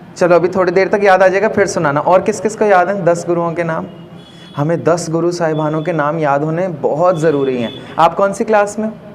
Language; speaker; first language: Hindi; native; Hindi